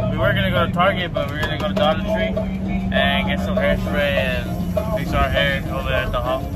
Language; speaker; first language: English; early bilingual, other home language; Spanish